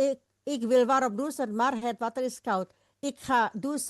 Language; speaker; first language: Dutch; non-native, fluent; Indonesian